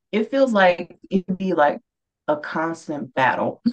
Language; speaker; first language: English; native; English